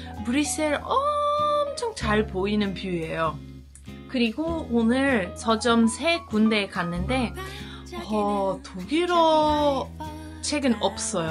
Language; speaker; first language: Korean; non-native, fluent; French